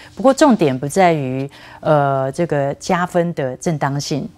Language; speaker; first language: Chinese; native; Chinese